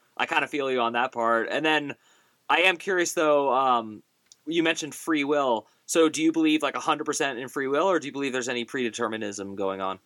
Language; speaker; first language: English; native; English